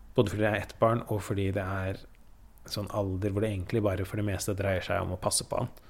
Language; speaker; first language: Norwegian; early bilingual, other home language; Persian